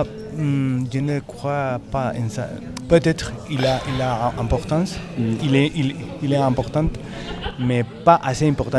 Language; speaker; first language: French; non-native, learner; Spanish